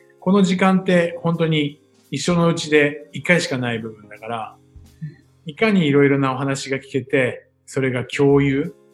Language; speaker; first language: Japanese; native; Japanese